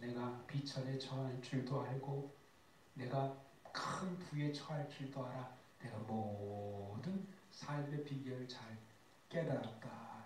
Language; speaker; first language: Korean; native; Korean